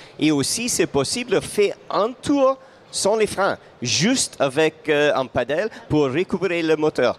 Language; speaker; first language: French; non-native, fluent; English